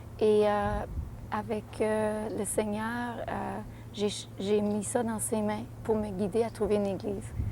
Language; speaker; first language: French; non-native, local second language; English